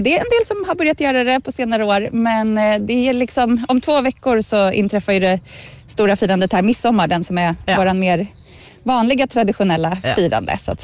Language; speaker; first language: Swedish; native; Swedish